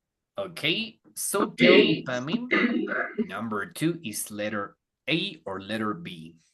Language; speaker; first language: English; non-native, fluent; Spanish